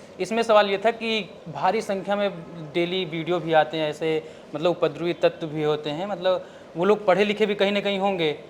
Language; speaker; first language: Hindi; native; Hindi